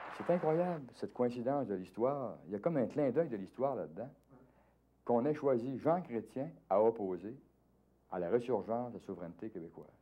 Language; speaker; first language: French; native; French